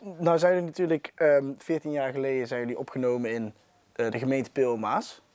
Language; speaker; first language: Dutch; native; Dutch